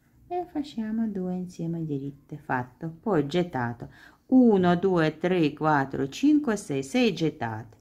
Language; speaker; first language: Italian; non-native, learner; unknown